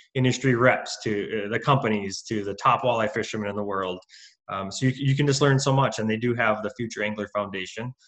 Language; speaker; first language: English; native; English